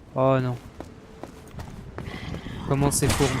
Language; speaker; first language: French; native; French